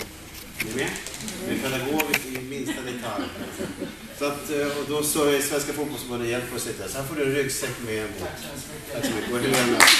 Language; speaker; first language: Swedish; native; Swedish